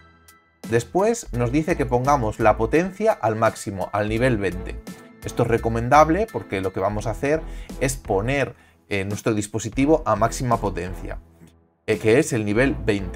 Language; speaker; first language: Spanish; native; Spanish